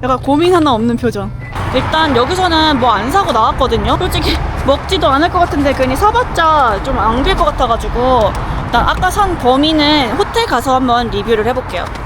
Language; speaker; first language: Korean; early bilingual, heritage; Korean